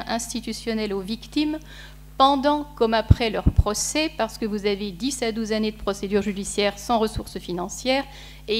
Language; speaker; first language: French; native; French